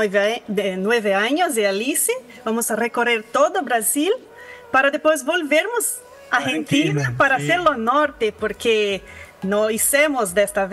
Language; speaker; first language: Spanish; non-native, learner; Portuguese